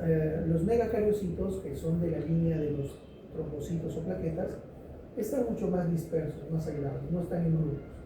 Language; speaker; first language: Spanish; native; Spanish